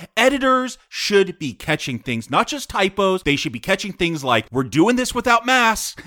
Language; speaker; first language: English; native; English